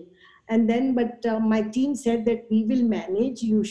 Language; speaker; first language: English; non-native, local second language; Gujarati